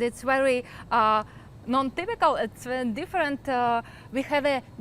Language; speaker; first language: English; non-native, learner; Ukrainian